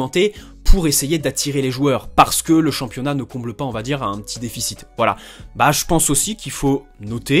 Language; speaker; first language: French; native; French